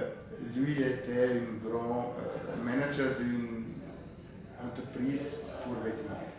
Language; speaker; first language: French; non-native, fluent; German